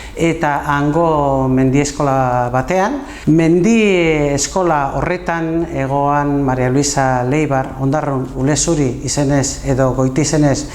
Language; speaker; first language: Basque; native; Basque